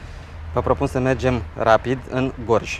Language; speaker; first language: Romanian; native; Romanian